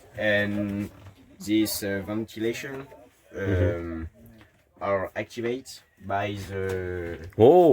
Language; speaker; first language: English; non-native, learner; French